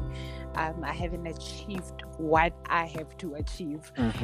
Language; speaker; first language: English; non-native, local second language; Tswana